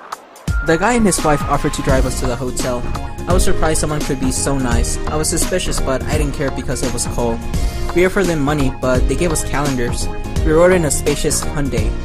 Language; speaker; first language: English; early bilingual, other home language; Spanish